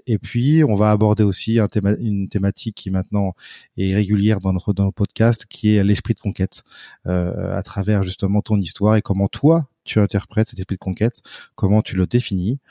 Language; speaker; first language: French; native; French